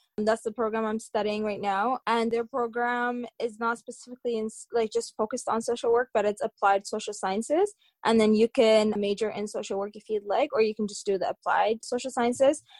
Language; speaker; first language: English; early bilingual, other home language; Tigrinya